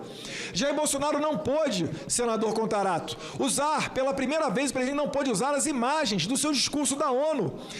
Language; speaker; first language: Portuguese; native; Portuguese